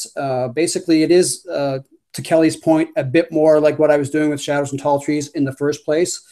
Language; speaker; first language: English; native; English